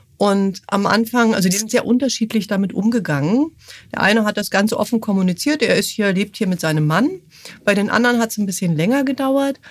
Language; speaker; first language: German; native; German